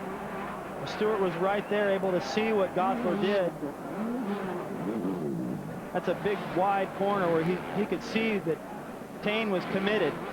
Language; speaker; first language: English; native; English